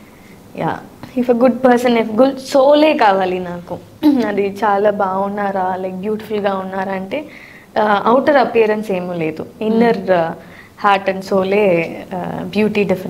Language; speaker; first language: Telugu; non-native, learner; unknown